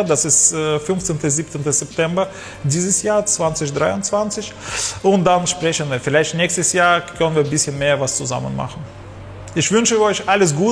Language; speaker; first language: German; non-native, learner; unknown